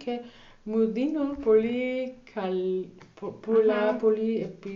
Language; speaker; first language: Greek; non-native, learner; German